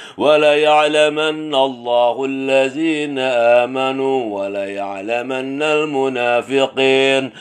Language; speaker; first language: Arabic; non-native, learner; Indonesian